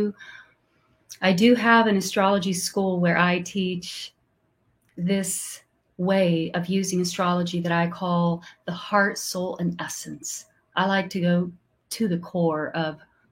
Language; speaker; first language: English; non-native, fluent; Portuguese